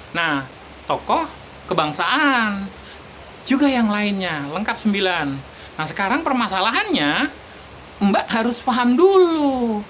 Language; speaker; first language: Indonesian; native; Indonesian